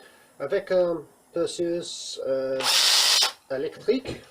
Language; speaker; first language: French; non-native, learner; English